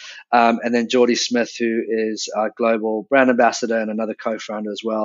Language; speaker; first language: English; native; English